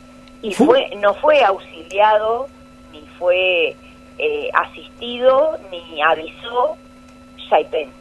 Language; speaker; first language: Spanish; native; Spanish